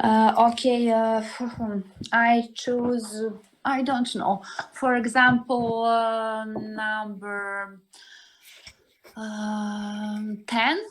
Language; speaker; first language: English; non-native, learner; Serbian